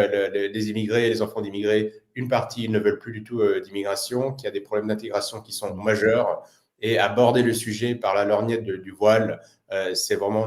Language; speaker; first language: French; native; French